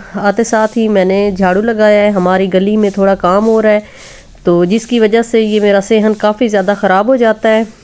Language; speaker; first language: Urdu; non-native, local second language; Punjabi